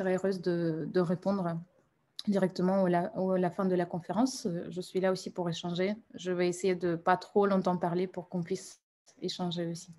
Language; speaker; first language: French; non-native, fluent; Russian